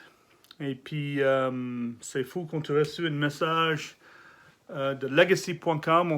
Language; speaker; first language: French; non-native, learner; English